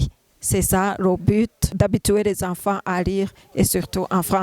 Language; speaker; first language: French; non-native, local second language; Rundi